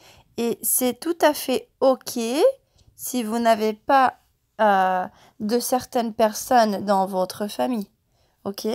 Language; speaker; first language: French; non-native, fluent; English